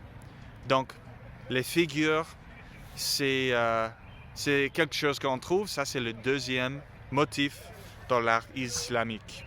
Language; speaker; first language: French; non-native, learner; English